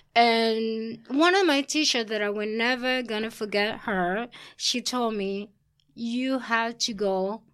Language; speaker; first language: English; early bilingual, other home language; Spanish